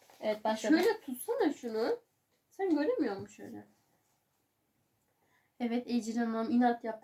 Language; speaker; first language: Turkish; native; Turkish